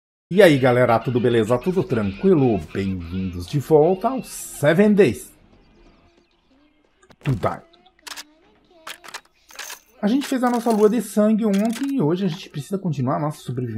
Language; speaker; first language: Portuguese; native; Portuguese